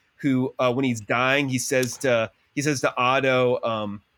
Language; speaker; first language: English; native; English